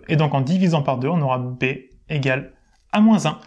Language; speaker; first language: French; native; French